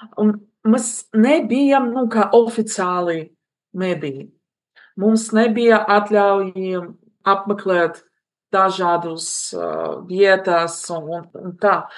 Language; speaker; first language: Latvian; non-native, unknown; Russian